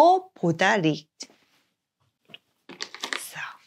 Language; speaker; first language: German; non-native, fluent; Korean